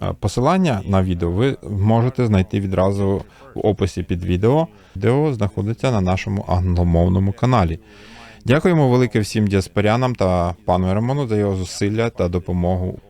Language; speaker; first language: Ukrainian; native; Ukrainian